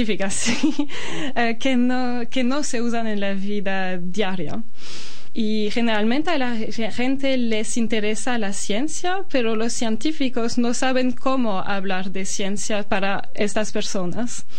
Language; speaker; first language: Spanish; non-native, fluent; Albanian